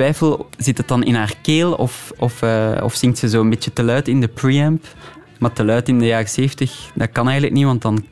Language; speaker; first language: Dutch; native; Dutch